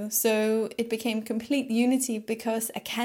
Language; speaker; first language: English; non-native, fluent; Danish